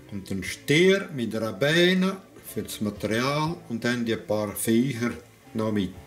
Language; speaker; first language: German; non-native, local second language; Romansh